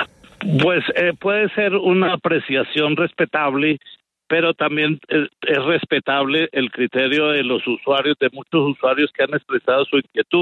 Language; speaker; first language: Spanish; native; Spanish